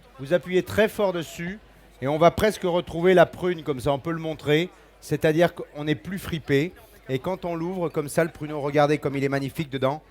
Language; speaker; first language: French; native; French